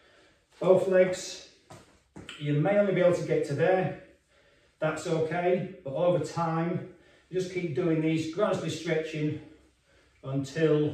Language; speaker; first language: English; native; English